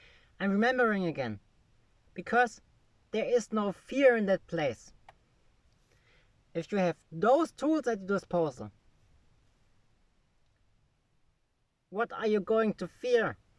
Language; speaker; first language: English; non-native, fluent; German